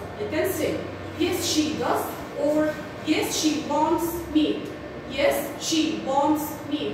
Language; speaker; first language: English; non-native, learner; Arabic